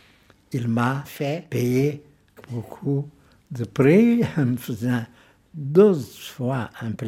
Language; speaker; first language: French; non-native, fluent; Portuguese